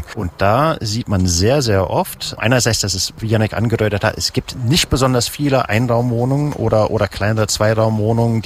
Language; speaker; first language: German; native; German